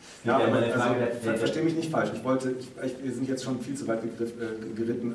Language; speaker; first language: German; native; German